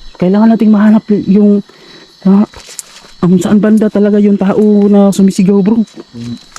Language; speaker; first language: Filipino; non-native, local second language; Cebuano